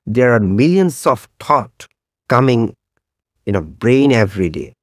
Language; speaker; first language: English; non-native, local second language; Assamese